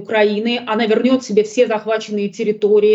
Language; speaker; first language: Russian; native; Russian